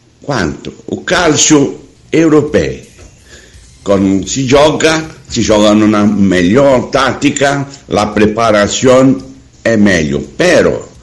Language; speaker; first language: Italian; non-native, learner; Portuguese